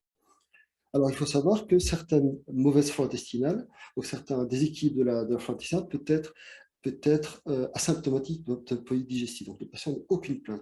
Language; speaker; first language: French; native; French